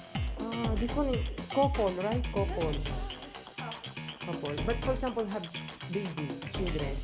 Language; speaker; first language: English; non-native, local second language; Filipino